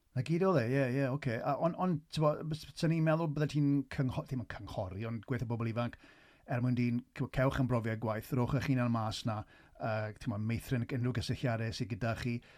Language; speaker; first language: Welsh; native; Welsh